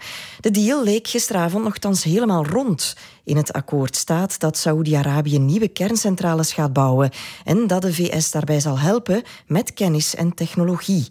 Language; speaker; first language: Dutch; native; Dutch